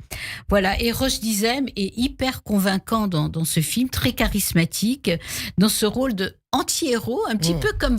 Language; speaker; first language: French; native; French